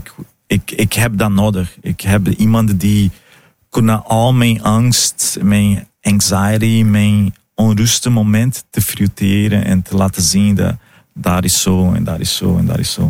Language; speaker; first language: Dutch; non-native, fluent; Italian